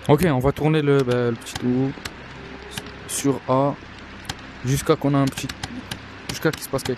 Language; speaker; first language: French; native; French